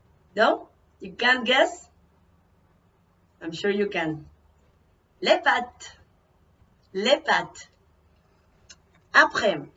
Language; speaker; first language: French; non-native, fluent; Spanish